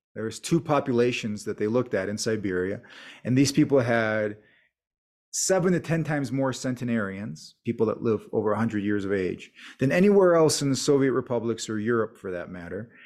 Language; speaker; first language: English; native; English